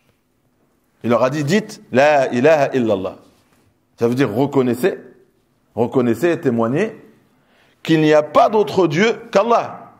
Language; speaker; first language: French; native; French